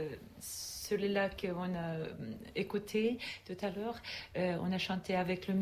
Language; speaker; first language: French; non-native, learner; Russian